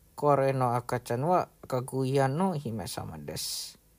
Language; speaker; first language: Japanese; non-native, learner; Indonesian